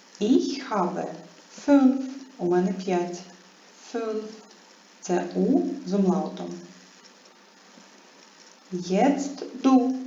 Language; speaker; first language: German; non-native, fluent; Ukrainian